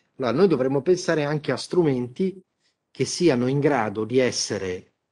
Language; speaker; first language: Italian; native; Italian